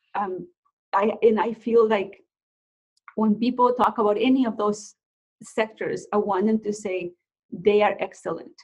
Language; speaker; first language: English; non-native, fluent; Spanish